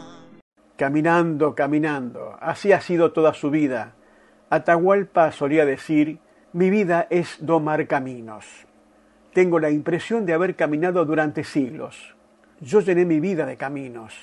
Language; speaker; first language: Spanish; native; Spanish